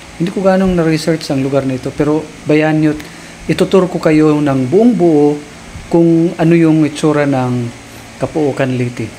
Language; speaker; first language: Filipino; non-native, local second language; Waray